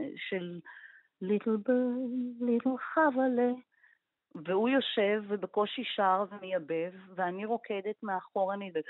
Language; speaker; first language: Hebrew; native; Hebrew